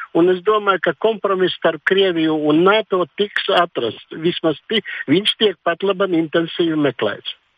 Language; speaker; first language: Latvian; native; Latvian